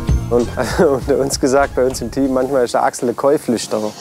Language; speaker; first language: German; native; German